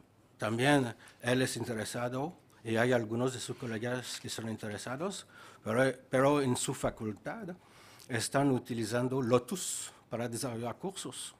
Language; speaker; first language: Spanish; non-native, fluent; French